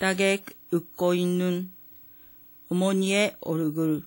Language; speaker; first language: Korean; non-native, fluent; Japanese